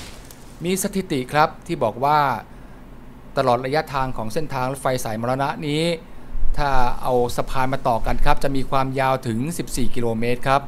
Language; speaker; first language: Thai; native; Thai